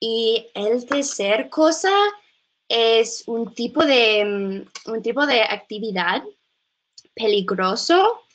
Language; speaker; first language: Spanish; non-native, learner; English